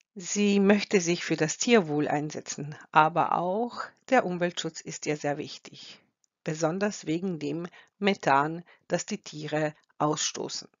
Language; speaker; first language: German; non-native, fluent; Croatian